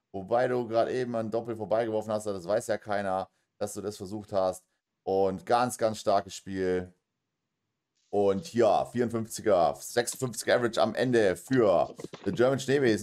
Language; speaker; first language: German; native; German